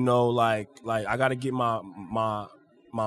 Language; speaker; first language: English; native; English